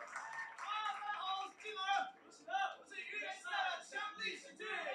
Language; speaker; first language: Chinese; native; Chinese